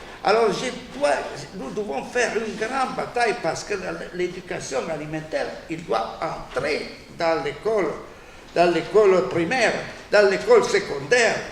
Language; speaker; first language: French; non-native, fluent; Italian